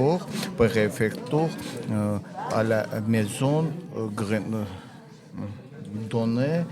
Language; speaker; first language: French; non-native, learner; Armenian